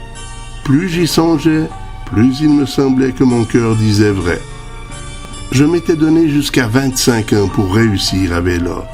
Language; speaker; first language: French; native; French